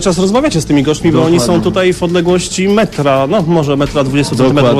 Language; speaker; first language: Polish; native; Polish